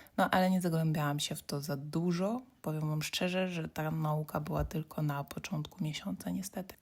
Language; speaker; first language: Polish; non-native, fluent; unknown